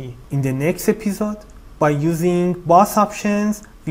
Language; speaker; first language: English; non-native, fluent; Persian